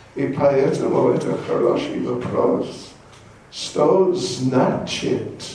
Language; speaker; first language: Russian; non-native, learner; English